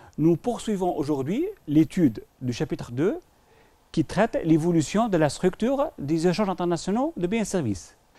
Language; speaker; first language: French; non-native, local second language; Arabic